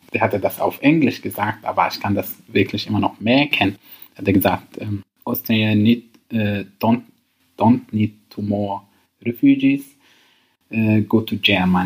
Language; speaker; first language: German; non-native, learner; Arabic